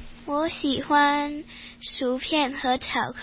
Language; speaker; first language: Chinese; non-native, local second language; Cantonese